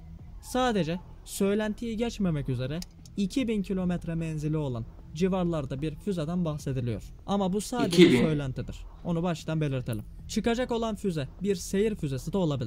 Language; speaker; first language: Turkish; native; Turkish